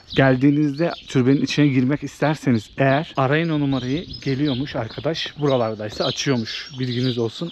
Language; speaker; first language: Turkish; native; Turkish